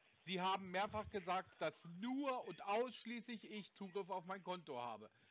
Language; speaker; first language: German; native; German